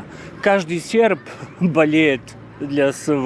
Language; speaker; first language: Russian; non-native, fluent; Serbian